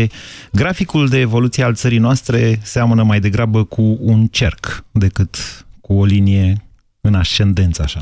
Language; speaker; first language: Romanian; native; Romanian